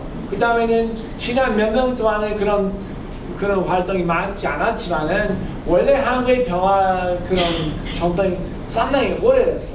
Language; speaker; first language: Korean; non-native, fluent; English